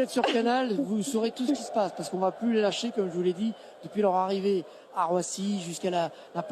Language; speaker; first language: French; native; French